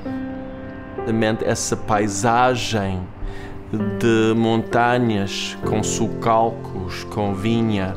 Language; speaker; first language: Portuguese; non-native, fluent; English